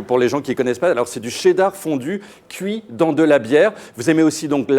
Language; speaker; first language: French; native; French